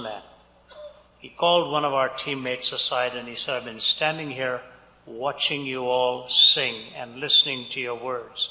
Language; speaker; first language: English; non-native, local second language; Hindi